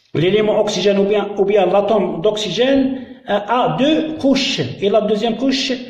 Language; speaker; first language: French; non-native, local second language; Arabic